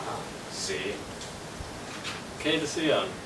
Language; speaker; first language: Spanish; non-native, learner; English